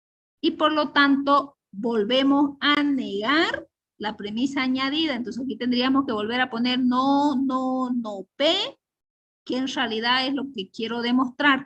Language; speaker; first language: Spanish; native; Spanish